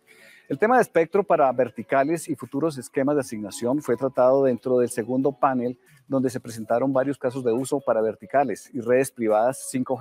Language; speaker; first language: Spanish; native; Spanish